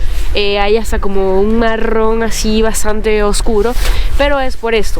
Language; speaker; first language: Spanish; native; Spanish